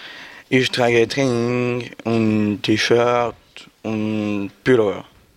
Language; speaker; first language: German; non-native, learner; French